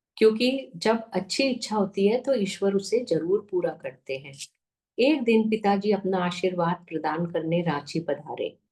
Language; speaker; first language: Hindi; native; Hindi